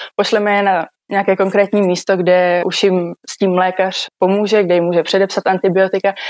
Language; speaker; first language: Czech; native; Czech